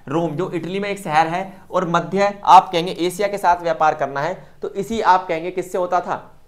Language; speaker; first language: Hindi; native; Hindi